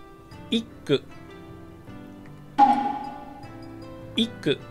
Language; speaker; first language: Japanese; non-native, fluent; Portuguese